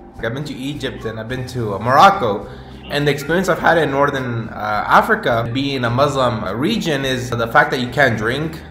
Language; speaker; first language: English; native; English